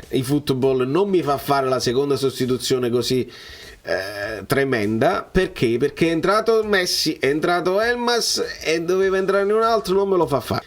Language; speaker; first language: Italian; native; Italian